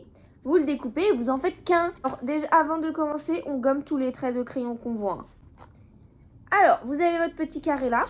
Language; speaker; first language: French; native; French